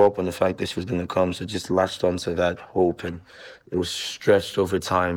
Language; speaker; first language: English; non-native, local second language; Igbo